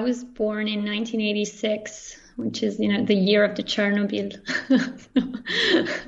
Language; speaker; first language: English; non-native, fluent; Bosnian